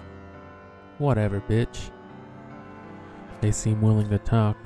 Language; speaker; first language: English; native; English